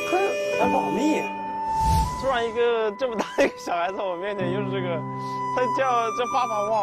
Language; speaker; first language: Chinese; native; Chinese